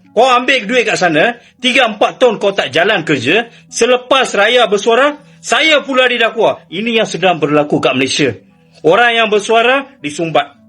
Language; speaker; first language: Malay; native; Malay